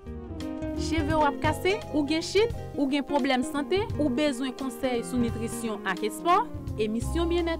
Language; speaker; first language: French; non-native, local second language; Haitian Creole